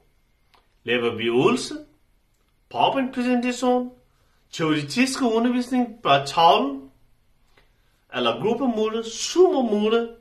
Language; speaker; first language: Danish; non-native, learner; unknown